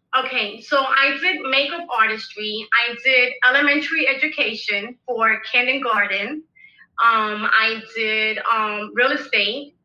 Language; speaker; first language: English; early bilingual, other home language; Spanish